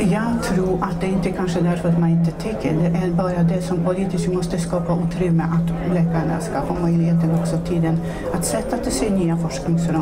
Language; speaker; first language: Swedish; non-native, fluent; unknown